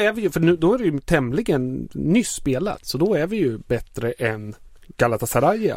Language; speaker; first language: Swedish; native; Swedish